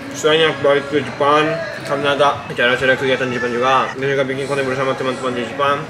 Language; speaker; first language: Indonesian; non-native, fluent; Japanese